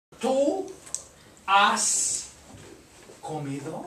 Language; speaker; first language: Spanish; non-native, fluent; English